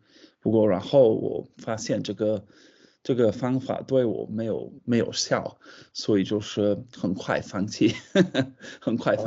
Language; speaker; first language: Chinese; non-native, fluent; English